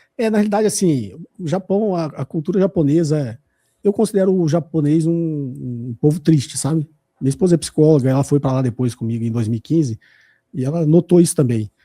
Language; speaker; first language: Portuguese; native; Portuguese